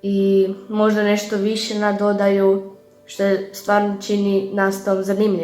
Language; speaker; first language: Croatian; native; Croatian